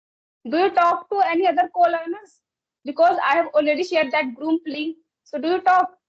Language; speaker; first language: English; non-native, local second language; Hindi